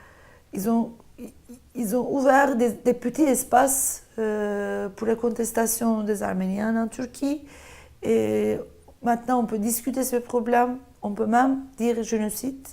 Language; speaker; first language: French; non-native, fluent; Turkish